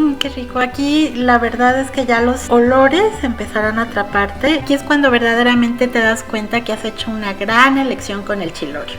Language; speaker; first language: Spanish; native; Spanish